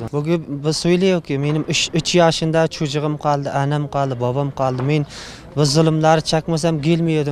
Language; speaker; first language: Turkish; non-native, learner; Uzbek